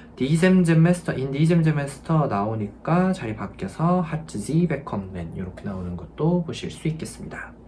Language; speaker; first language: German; non-native, fluent; Korean